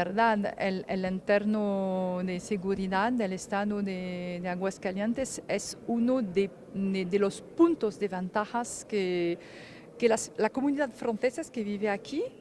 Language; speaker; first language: Spanish; non-native, fluent; French